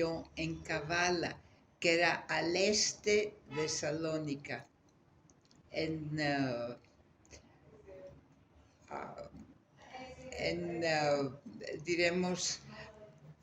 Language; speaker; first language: Spanish; native; Spanish